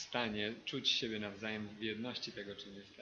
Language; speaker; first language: Polish; native; Polish